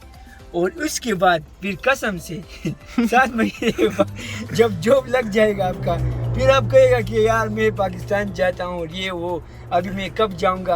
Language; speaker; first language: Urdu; non-native, local second language; Pashto